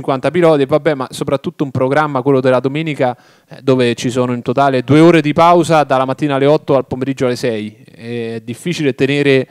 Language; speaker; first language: Italian; native; Italian